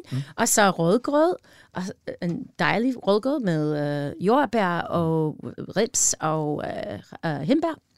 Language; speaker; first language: Danish; non-native, learner; English